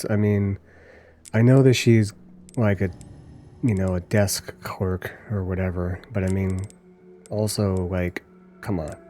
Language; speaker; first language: English; native; English